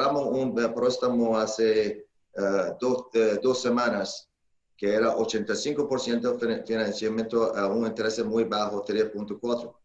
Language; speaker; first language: Spanish; non-native, learner; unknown